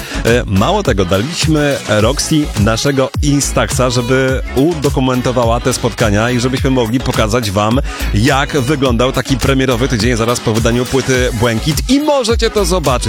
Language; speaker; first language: Polish; native; Polish